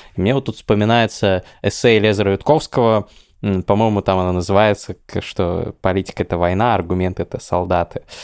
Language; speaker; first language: Russian; native; Russian